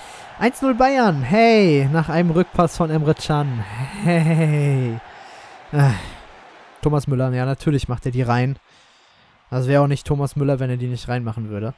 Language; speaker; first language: German; native; German